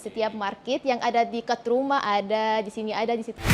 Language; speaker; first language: Indonesian; non-native, fluent; Arabic